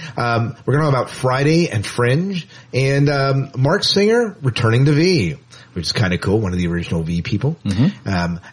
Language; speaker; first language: English; native; English